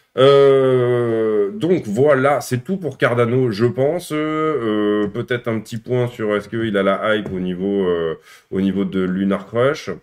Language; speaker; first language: French; native; French